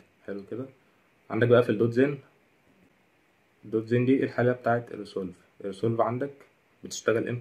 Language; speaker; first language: Arabic; native; Arabic